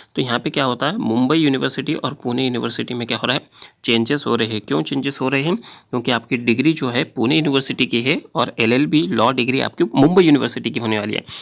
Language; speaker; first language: Hindi; non-native, local second language; Marathi